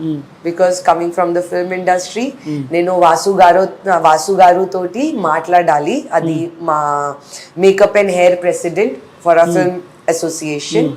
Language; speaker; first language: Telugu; non-native, learner; Hindi